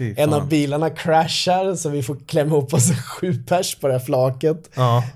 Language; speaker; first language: Swedish; native; Swedish